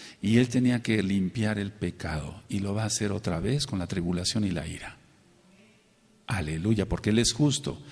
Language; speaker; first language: Spanish; native; Spanish